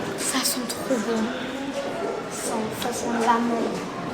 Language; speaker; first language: French; native; French